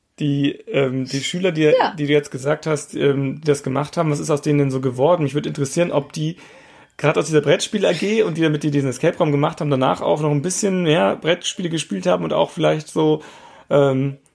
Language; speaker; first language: German; native; German